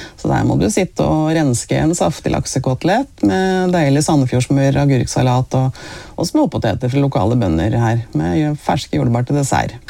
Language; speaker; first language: Norwegian; native; Norwegian